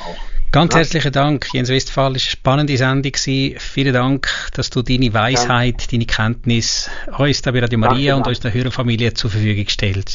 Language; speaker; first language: German; native; German